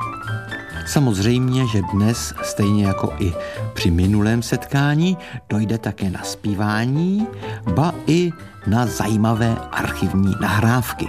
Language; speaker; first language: Czech; native; Czech